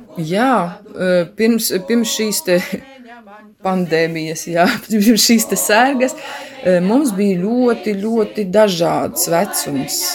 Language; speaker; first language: Latvian; native; Latvian